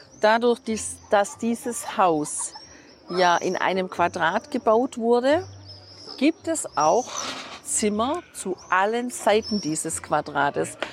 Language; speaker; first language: German; native; German